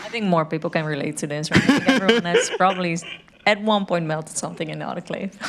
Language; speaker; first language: English; non-native, fluent; Dutch